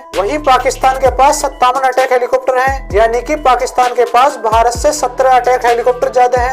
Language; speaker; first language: Hindi; native; Hindi